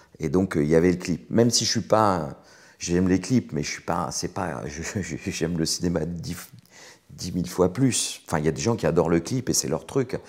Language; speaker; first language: French; native; French